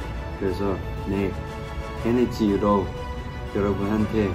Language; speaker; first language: Korean; non-native, learner; Cantonese